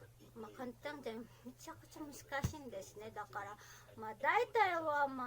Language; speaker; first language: Japanese; non-native, learner; Filipino